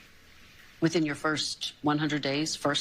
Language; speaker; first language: English; native; English